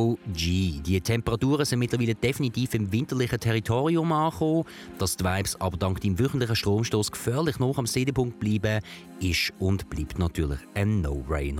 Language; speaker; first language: German; native; German